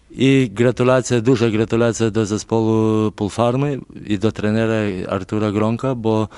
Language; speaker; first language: Polish; non-native, fluent; Lithuanian